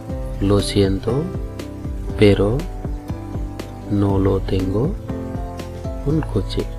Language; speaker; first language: Spanish; non-native, fluent; Telugu